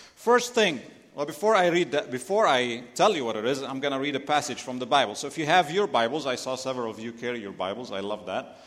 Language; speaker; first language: English; non-native, fluent; Arabic